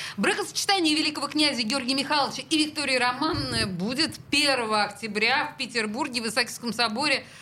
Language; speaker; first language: Russian; native; Russian